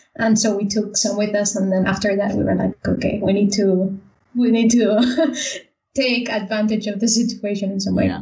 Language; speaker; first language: English; non-native, fluent; Spanish